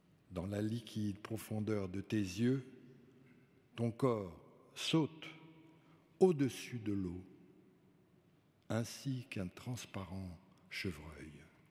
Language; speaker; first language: French; early bilingual, other home language; Spanish